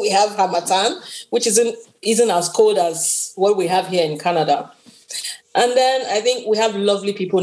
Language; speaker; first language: English; non-native, local second language; Yoruba